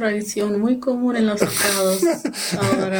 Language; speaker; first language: Spanish; non-native, learner; English